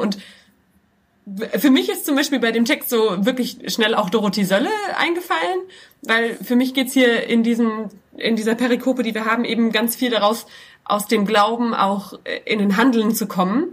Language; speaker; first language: German; native; German